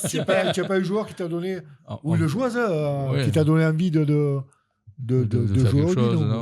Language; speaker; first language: French; native; French